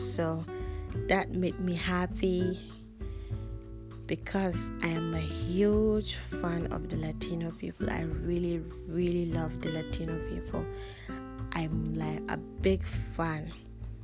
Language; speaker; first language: English; non-native, local second language; Hausa